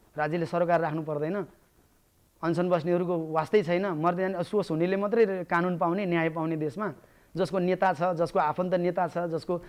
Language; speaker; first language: Nepali; native; Nepali